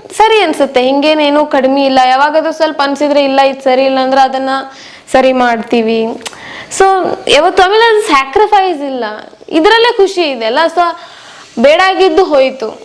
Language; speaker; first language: Kannada; non-native, local second language; Marwari